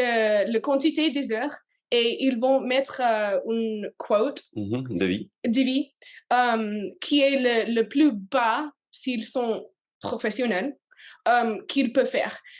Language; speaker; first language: French; non-native, learner; English